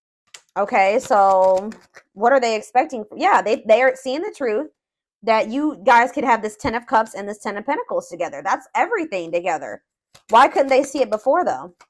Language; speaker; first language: English; native; English